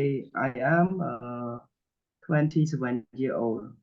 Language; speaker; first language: English; non-native, learner; Khmer